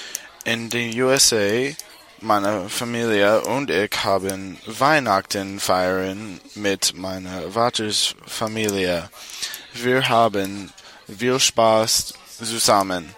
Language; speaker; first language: German; non-native, learner; English